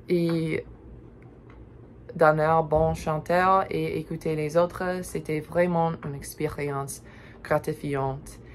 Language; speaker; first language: French; non-native, learner; English